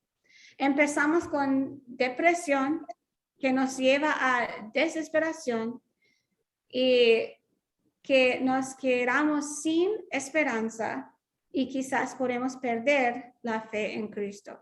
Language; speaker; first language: Spanish; non-native, fluent; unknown